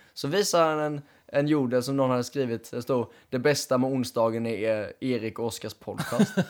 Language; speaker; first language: Swedish; native; Swedish